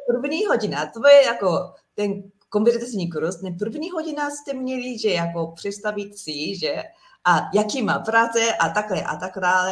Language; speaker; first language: Czech; non-native, learner; Japanese